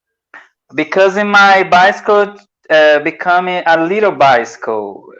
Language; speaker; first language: English; non-native, learner; Portuguese